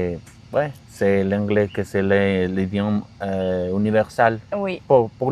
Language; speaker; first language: French; non-native, learner; Spanish